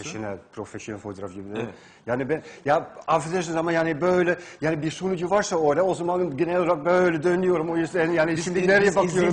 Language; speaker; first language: Turkish; non-native, fluent; Dutch